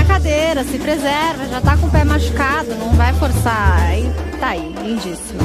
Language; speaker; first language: Portuguese; native; Portuguese